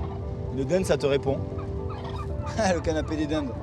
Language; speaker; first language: French; native; French